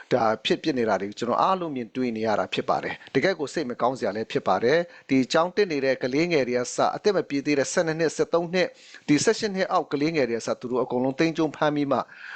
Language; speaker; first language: Burmese; non-native, local second language; Hakha Chin